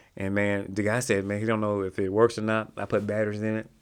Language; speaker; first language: English; native; English